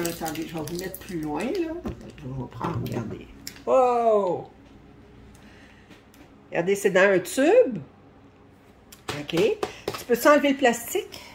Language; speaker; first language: French; native; French